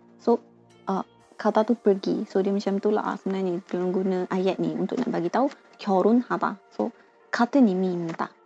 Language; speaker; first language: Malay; native; Malay